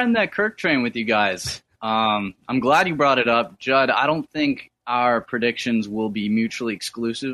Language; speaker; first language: English; native; English